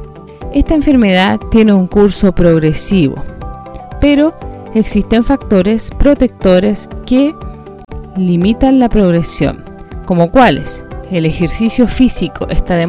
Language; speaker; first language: Spanish; native; Spanish